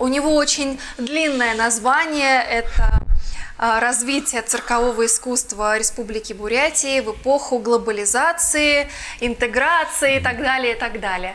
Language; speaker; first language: Russian; native; Russian